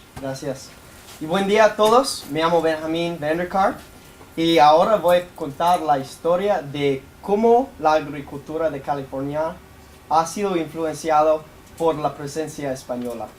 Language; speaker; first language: Spanish; non-native, learner; English